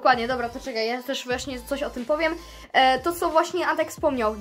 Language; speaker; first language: Polish; native; Polish